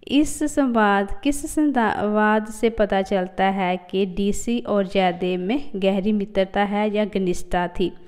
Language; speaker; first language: Hindi; non-native, local second language; Punjabi